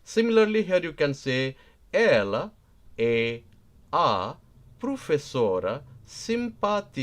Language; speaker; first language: Portuguese; non-native, learner; Nepali